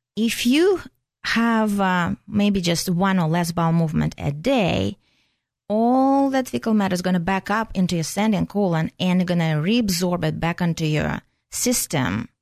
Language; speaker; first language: English; non-native, fluent; Russian